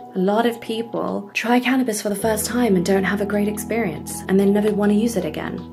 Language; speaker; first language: English; native; English